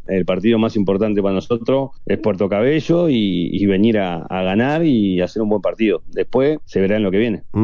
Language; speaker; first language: Spanish; native; Spanish